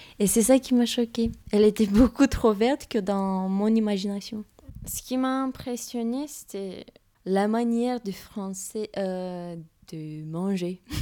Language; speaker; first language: French; non-native, fluent; Romanian